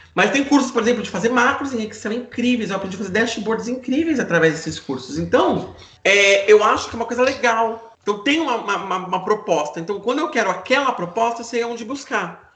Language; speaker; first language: Portuguese; native; Portuguese